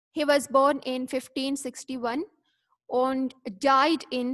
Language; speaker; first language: English; non-native, local second language; Urdu